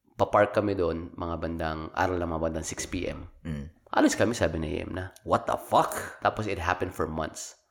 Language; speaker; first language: Filipino; native; Filipino